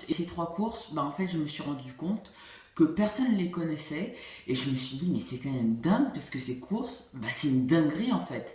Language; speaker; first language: French; native; French